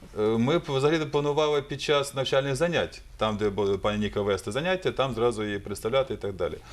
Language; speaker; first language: Ukrainian; native; Ukrainian